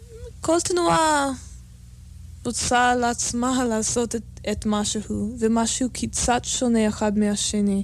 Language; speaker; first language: Hebrew; non-native, fluent; English